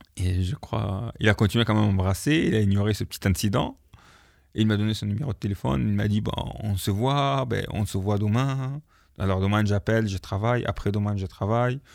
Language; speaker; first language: French; non-native, fluent; Arabic